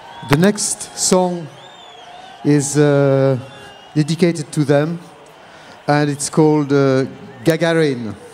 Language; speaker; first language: English; non-native, fluent; French